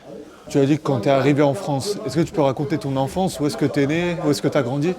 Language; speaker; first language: French; native; French